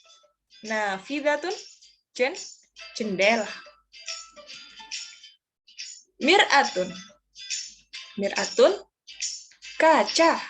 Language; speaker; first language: Arabic; non-native, fluent; Indonesian